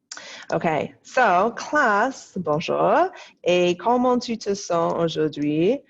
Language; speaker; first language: French; non-native, fluent; English